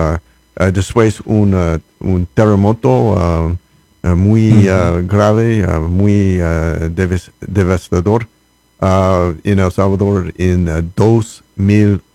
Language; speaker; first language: Spanish; non-native, learner; English